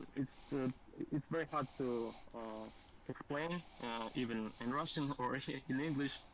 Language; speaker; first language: English; non-native, learner; Russian